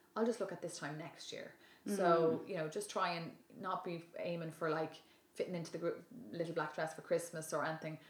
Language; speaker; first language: English; native; English